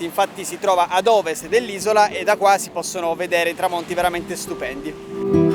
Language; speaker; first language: Italian; native; Italian